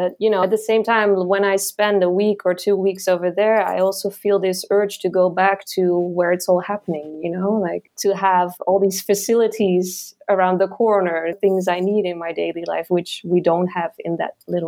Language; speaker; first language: English; non-native, fluent; Dutch